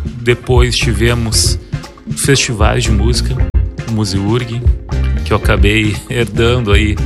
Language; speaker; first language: Portuguese; native; Portuguese